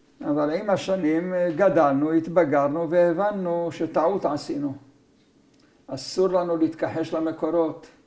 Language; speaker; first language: Hebrew; early bilingual, other home language; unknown